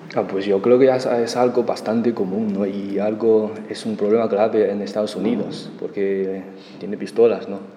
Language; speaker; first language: Spanish; non-native, fluent; Chinese